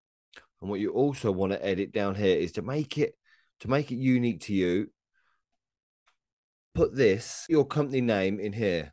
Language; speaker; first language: English; native; English